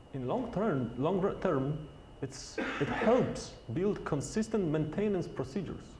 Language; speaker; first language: English; non-native, fluent; Polish